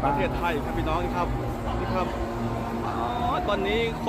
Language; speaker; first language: Thai; native; Thai